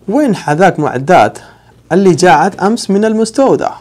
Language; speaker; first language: Arabic; non-native, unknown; Urdu